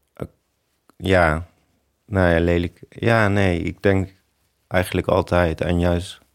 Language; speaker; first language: Dutch; native; Dutch